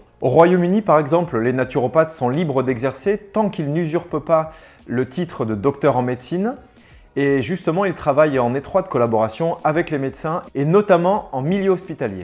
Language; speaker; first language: French; native; French